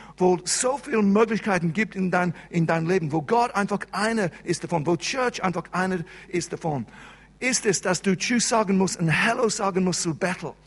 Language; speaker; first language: German; non-native, fluent; English